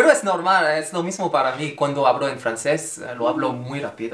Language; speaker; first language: Spanish; non-native, fluent; French